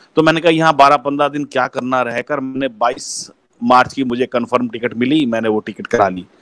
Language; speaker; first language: Hindi; native; Hindi